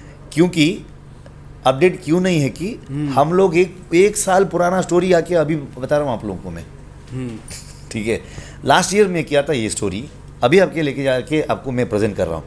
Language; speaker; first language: Hindi; non-native, local second language; Kannada